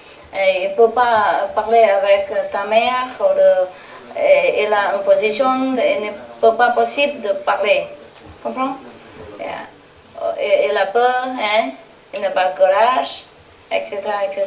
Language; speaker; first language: French; non-native, learner; Vietnamese